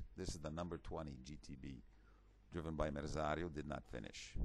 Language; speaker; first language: English; early bilingual, other home language; Italian